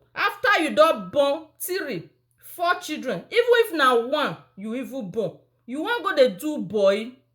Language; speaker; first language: Nigerian Pidgin; non-native, local second language; Bini